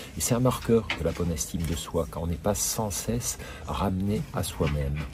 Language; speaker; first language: French; native; French